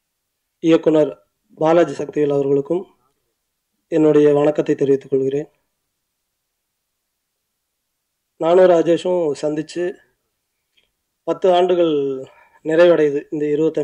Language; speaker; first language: Tamil; native; Tamil